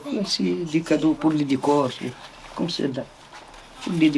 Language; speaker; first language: French; non-native, local second language; Arabic